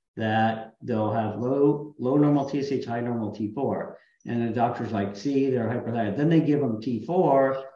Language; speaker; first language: English; native; English